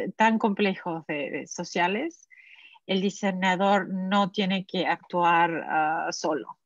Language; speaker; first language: Spanish; native; Spanish